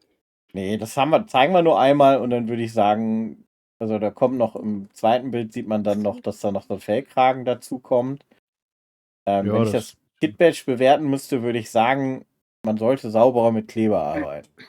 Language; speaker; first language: German; native; German